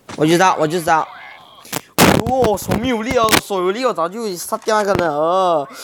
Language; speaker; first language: Chinese; native; Chinese